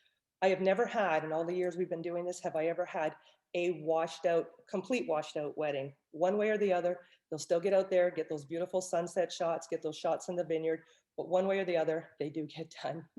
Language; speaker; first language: English; native; English